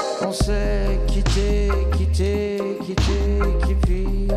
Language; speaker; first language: French; native; French